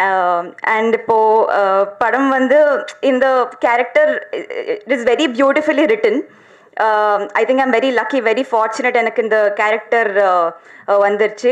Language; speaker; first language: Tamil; non-native, learner; Telugu